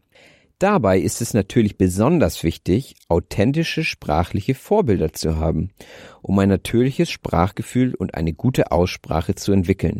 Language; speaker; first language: German; native; German